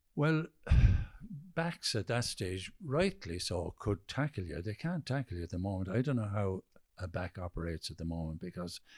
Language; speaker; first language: English; native; English